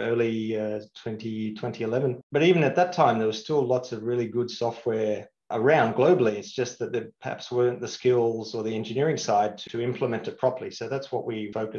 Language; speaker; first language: English; native; English